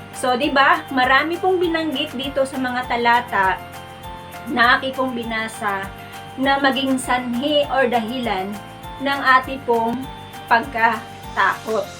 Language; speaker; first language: Filipino; non-native, local second language; Cebuano